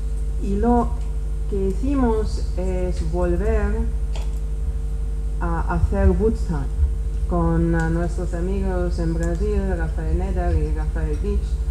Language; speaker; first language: Spanish; non-native, fluent; Czech